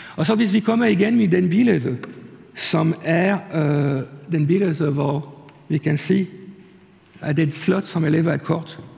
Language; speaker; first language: Danish; non-native, fluent; French